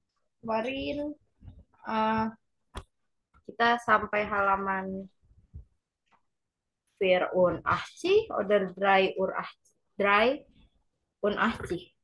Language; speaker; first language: German; non-native, learner; Indonesian